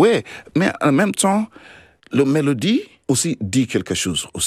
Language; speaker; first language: French; non-native, fluent; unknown